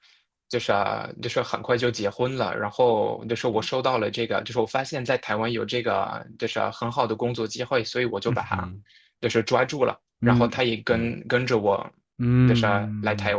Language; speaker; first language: Chinese; non-native, fluent; French